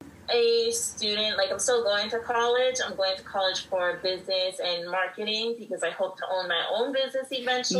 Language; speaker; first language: English; early bilingual, other home language; Spanish